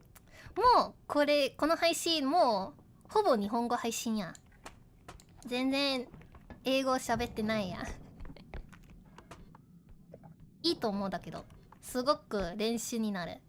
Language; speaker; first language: Japanese; non-native, learner; English